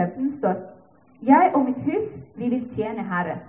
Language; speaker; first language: Norwegian; non-native, fluent; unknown